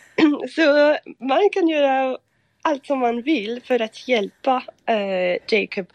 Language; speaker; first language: Swedish; non-native, fluent; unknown